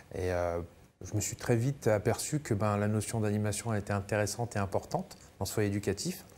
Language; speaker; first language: French; native; French